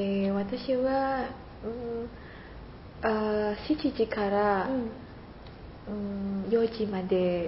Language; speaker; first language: Japanese; non-native, learner; Indonesian